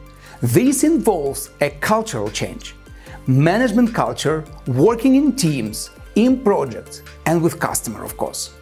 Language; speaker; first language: English; non-native, fluent; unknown